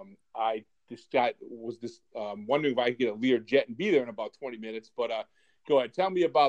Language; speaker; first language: English; native; English